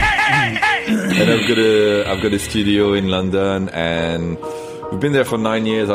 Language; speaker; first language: English; non-native, fluent; French